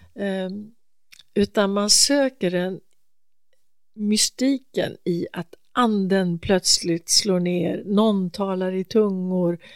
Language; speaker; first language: Swedish; native; Swedish